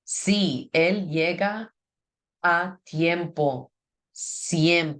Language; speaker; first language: Spanish; non-native, fluent; English